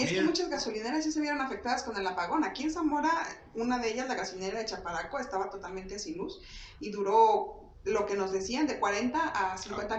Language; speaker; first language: Spanish; native; Spanish